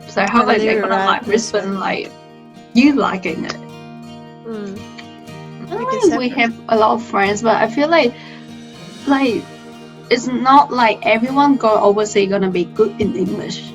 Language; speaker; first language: English; non-native, fluent; Vietnamese